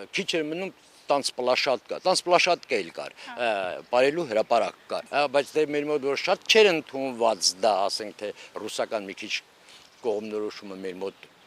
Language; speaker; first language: Armenian; native; Armenian